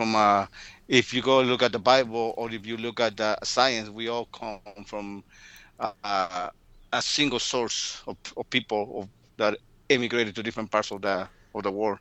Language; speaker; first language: English; early bilingual, other home language; Spanish